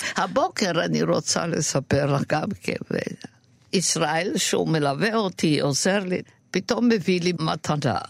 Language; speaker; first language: Hebrew; non-native, fluent; Yiddish